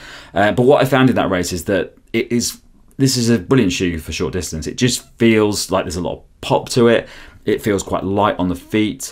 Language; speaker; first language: English; native; English